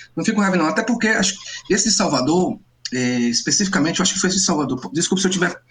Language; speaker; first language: Portuguese; native; Portuguese